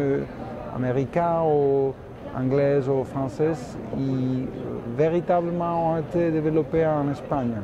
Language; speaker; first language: French; non-native, fluent; Spanish